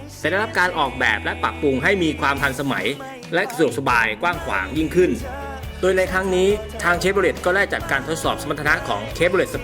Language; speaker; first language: Thai; native; Thai